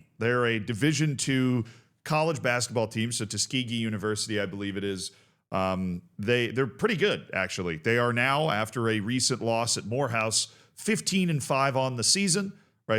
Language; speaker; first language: English; native; English